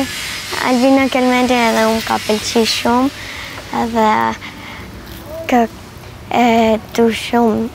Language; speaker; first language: Albanian; early bilingual, heritage; Albanian